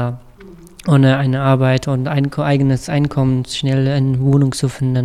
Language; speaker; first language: German; non-native, fluent; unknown